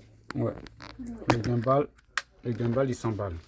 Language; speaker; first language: French; native; French